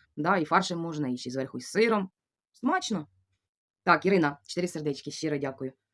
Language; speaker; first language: Ukrainian; non-native, local second language; Russian